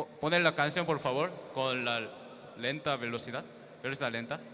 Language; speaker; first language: Spanish; non-native, learner; Korean